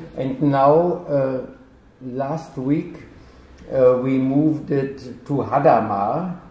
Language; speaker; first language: English; non-native, fluent; German